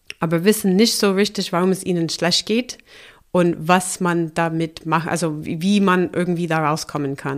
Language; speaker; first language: German; non-native, fluent; English